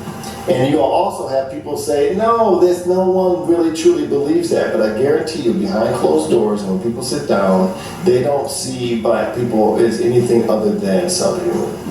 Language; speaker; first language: English; native; English